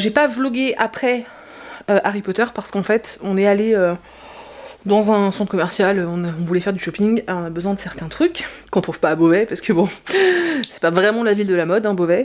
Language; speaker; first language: French; native; French